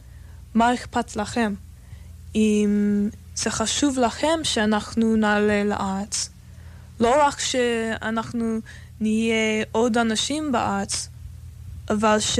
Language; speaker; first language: Hebrew; non-native, fluent; English